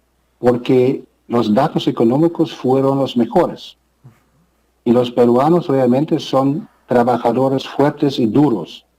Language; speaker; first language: Spanish; non-native, fluent; German